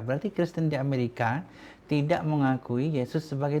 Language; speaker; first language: Indonesian; native; Indonesian